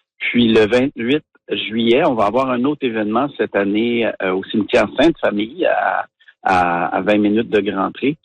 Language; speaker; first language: French; native; French